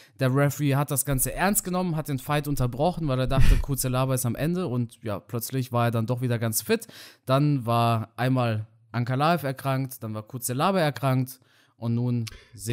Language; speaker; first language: German; native; German